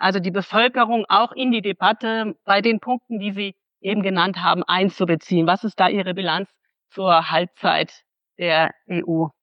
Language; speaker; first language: German; native; German